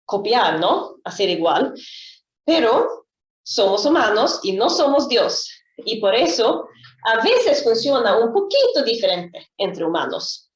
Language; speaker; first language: Spanish; non-native, fluent; Swedish